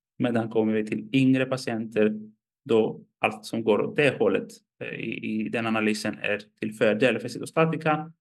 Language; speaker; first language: Swedish; non-native, fluent; Greek